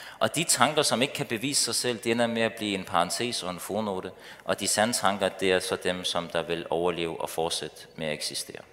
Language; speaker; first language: Danish; early bilingual, other home language; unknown